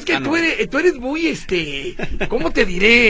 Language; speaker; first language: Spanish; native; Spanish